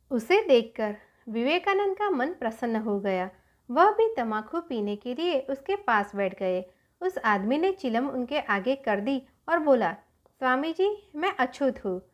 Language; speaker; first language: Hindi; non-native, local second language; Gujarati